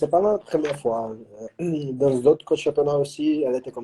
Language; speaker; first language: French; non-native, learner; Portuguese